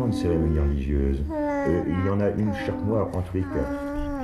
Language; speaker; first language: French; native; French